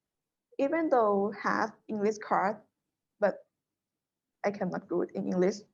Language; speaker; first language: English; non-native, learner; Thai